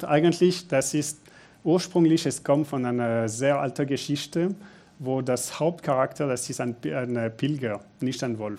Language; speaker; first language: German; non-native, fluent; French